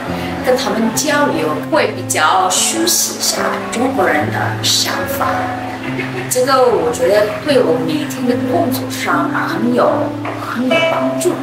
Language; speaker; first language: Chinese; non-native, fluent; Indonesian